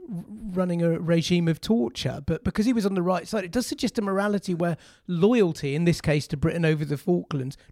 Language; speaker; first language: English; native; English